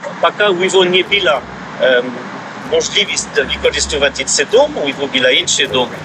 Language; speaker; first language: Ukrainian; non-native, learner; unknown